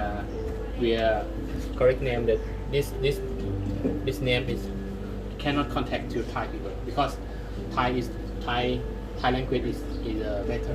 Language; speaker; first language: English; non-native, learner; Thai